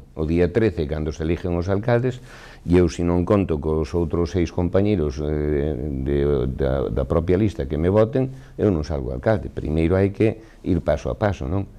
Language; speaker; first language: Galician; native; Galician